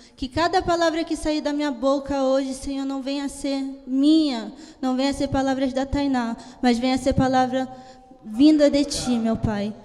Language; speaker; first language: Portuguese; early bilingual, heritage; Italian